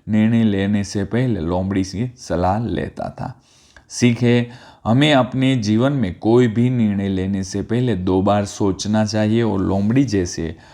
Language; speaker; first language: Hindi; non-native, local second language; Gujarati